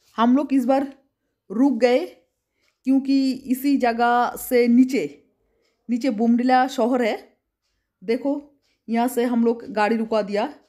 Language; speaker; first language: Hindi; non-native, local second language; Bangla